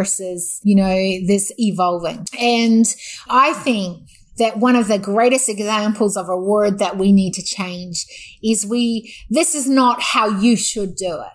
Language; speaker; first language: English; native; English